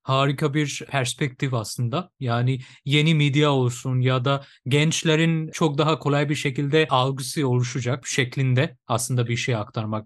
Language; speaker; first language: Turkish; non-native, fluent; Bangla